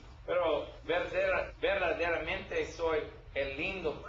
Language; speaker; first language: Spanish; non-native, learner; English